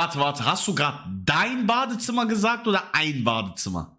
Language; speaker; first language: German; native; German